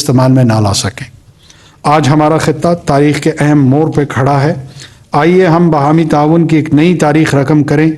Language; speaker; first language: Urdu; non-native, local second language; Pashto